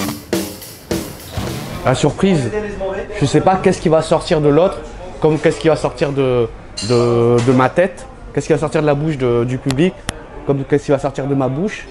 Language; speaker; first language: French; early bilingual, other home language; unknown